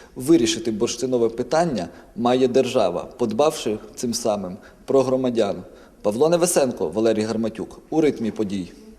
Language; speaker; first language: Ukrainian; native; Ukrainian